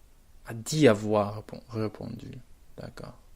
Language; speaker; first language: French; non-native, learner; Spanish